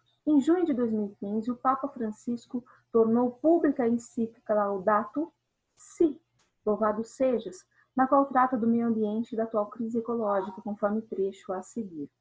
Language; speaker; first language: Portuguese; native; Portuguese